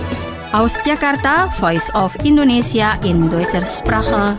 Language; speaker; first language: German; non-native, fluent; Indonesian